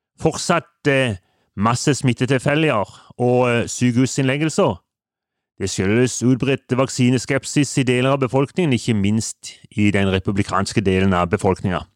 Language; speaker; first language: Norwegian; native; Norwegian